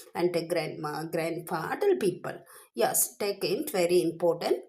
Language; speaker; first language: English; non-native, learner; Tamil